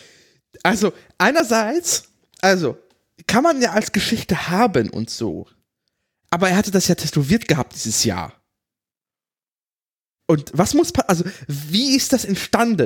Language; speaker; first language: German; native; German